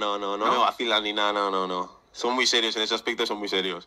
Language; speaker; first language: Spanish; early bilingual, other home language; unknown